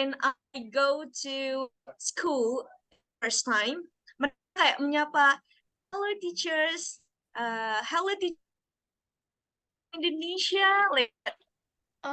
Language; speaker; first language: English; non-native, learner; Indonesian